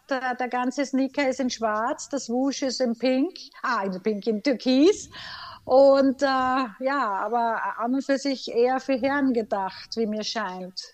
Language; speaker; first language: German; native; German